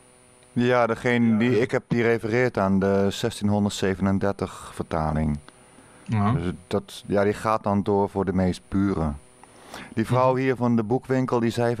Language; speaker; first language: Dutch; native; Dutch